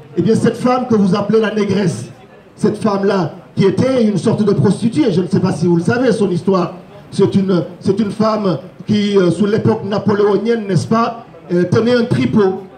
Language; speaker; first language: French; non-native, local second language; Wolof